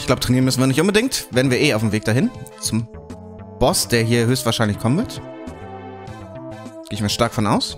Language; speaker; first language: German; native; German